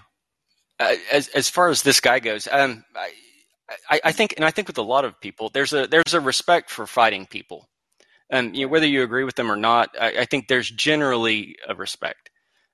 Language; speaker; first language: English; native; English